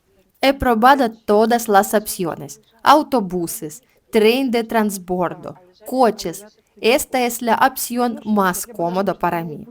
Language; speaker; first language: Spanish; non-native, learner; Ukrainian